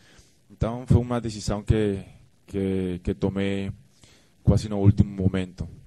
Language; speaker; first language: Portuguese; non-native, fluent; Spanish